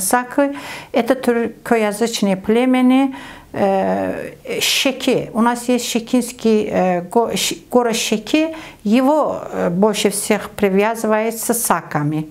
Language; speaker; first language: Russian; non-native, learner; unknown